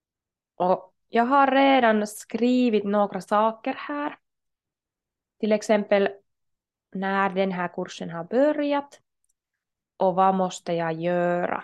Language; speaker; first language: Swedish; non-native, local second language; Finnish